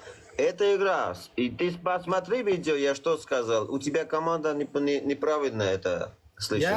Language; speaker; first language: Russian; non-native, learner; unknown